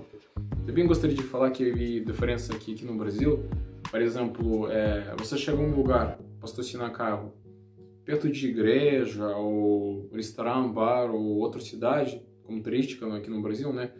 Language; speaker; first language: Portuguese; non-native, learner; Russian